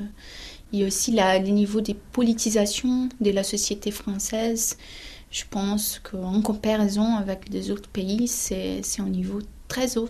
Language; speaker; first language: French; non-native, fluent; Portuguese